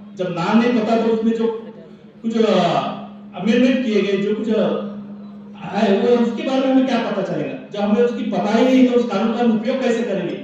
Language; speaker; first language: Hindi; non-native, local second language; Marathi